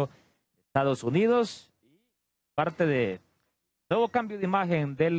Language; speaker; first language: Spanish; native; Spanish